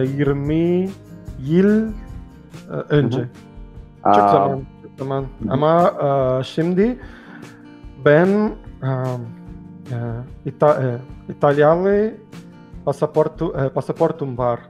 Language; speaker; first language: Turkish; non-native, learner; Portuguese